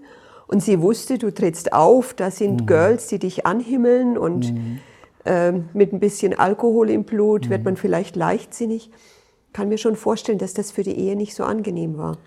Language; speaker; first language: German; native; German